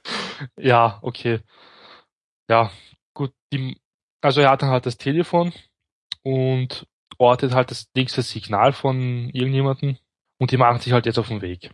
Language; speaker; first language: German; native; German